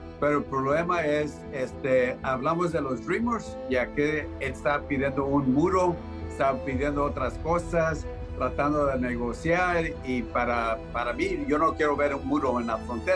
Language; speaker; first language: Spanish; early bilingual, heritage; Spanish